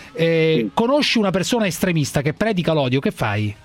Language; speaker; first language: Italian; native; Italian